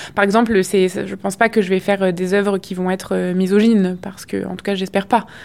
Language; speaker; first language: French; native; French